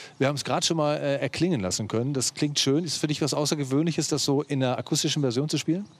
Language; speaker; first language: German; native; German